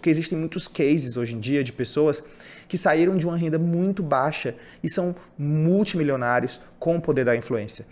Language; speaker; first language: Portuguese; native; Portuguese